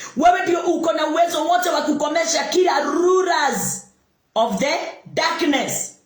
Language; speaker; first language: Swahili; non-native, local second language; Kikuyu